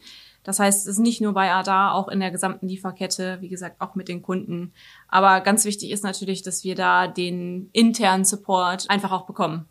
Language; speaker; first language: German; native; German